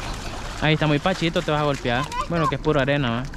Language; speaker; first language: Spanish; native; Spanish